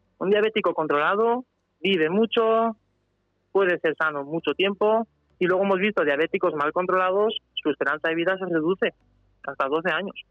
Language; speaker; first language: Spanish; native; Spanish